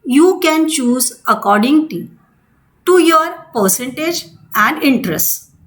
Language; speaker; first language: English; non-native, local second language; Marathi